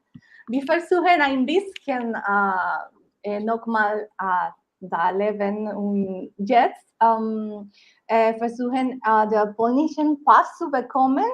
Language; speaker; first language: German; non-native, learner; Spanish